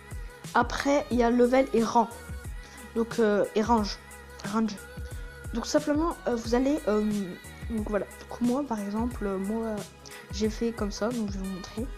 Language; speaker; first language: French; native; French